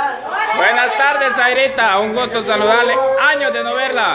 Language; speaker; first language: Spanish; native; Spanish